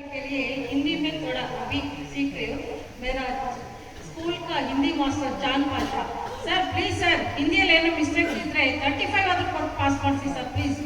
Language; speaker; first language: Hindi; non-native, learner; Kannada